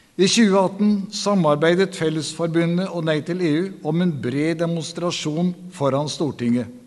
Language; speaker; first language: Norwegian; native; Norwegian